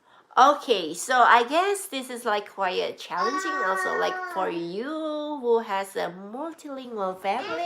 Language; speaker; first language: English; non-native, learner; Indonesian